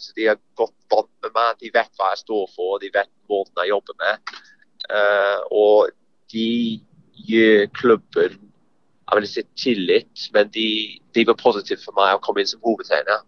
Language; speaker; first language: Norwegian; non-native, fluent; English